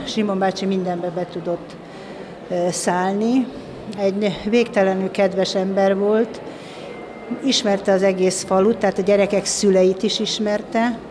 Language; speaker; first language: Hungarian; non-native, local second language; Slovak